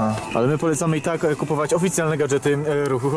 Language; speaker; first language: Polish; native; Polish